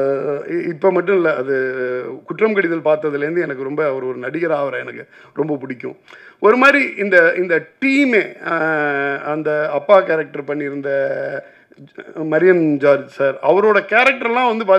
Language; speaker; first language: Tamil; native; Tamil